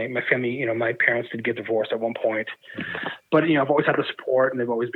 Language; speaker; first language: English; native; English